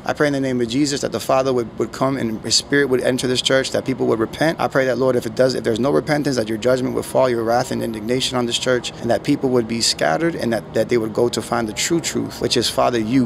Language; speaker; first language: English; native; English